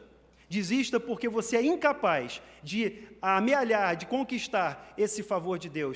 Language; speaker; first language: Portuguese; native; Portuguese